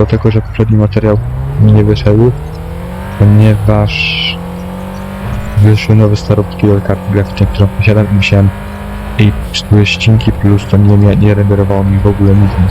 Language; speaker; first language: Polish; native; Polish